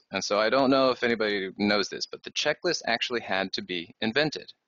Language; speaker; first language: English; native; English